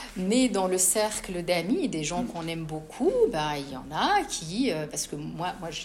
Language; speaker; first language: French; non-native, local second language; Arabic